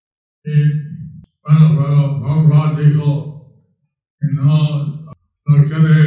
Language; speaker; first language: Spanish; non-native, learner; English